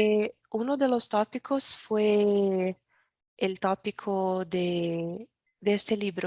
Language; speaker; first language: Spanish; non-native, learner; Portuguese